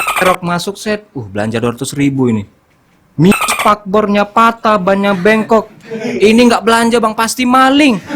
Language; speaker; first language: Indonesian; non-native, local second language; Minangkabau